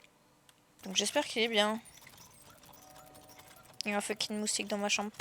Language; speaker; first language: French; native; French